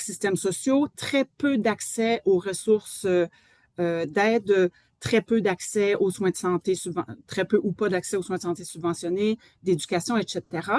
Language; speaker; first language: French; native; French